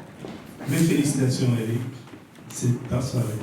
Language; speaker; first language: French; non-native, fluent; Romanian